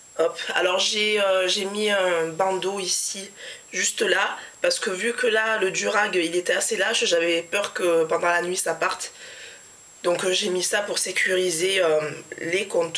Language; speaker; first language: French; native; French